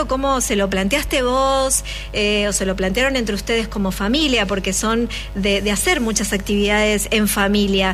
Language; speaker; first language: Spanish; native; Spanish